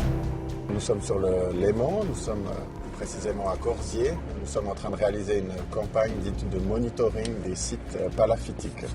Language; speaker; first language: French; native; French